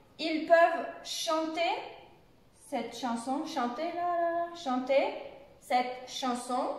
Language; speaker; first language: French; native; French